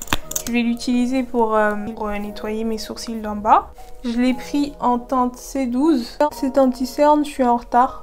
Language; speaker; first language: French; native; French